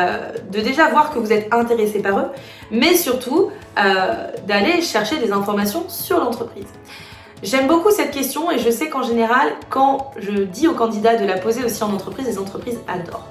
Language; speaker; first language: French; native; French